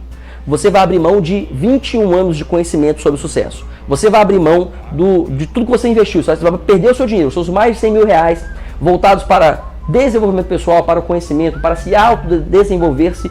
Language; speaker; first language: Portuguese; native; Portuguese